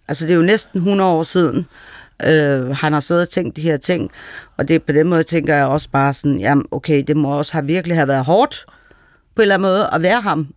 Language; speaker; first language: Danish; early bilingual, other home language; Persian